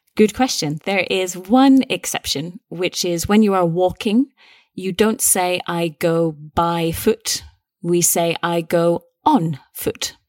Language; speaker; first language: English; native; English